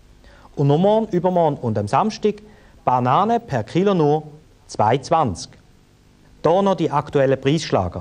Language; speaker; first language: German; native; German